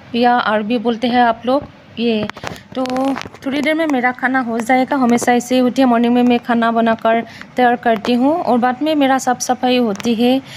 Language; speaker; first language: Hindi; non-native, local second language; Assamese